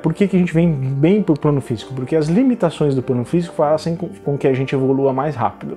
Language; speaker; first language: Portuguese; native; Portuguese